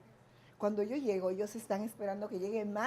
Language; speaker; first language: Spanish; native; Spanish